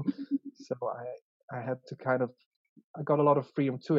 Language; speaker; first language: English; non-native, local second language; Dutch